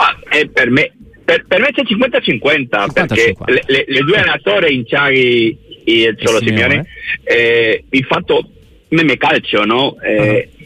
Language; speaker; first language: Italian; non-native, learner; Spanish